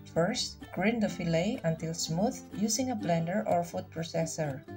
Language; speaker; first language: English; non-native, fluent; Indonesian